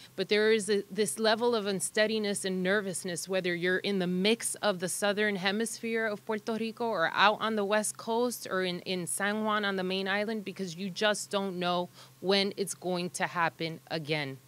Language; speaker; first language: English; early bilingual, other home language; Spanish